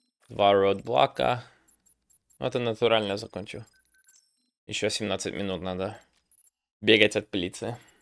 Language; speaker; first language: Russian; early bilingual, heritage; Russian